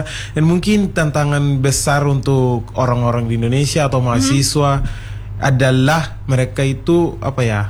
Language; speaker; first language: Indonesian; non-native, fluent; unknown